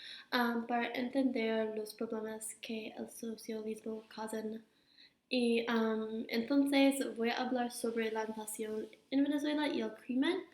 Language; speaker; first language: Spanish; non-native, learner; English